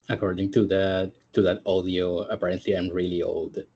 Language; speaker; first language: English; non-native, learner; Spanish